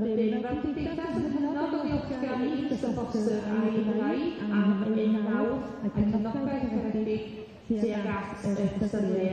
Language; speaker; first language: Welsh; native; Welsh